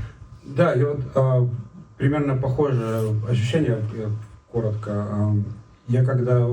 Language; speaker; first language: Russian; native; Russian